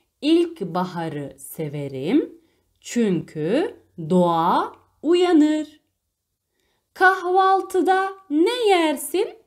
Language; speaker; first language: Turkish; non-native, fluent; Arabic